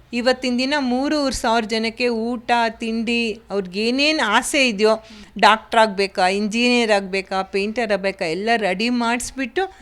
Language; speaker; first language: Kannada; native; Kannada